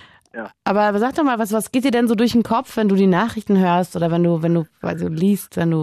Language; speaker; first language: German; native; German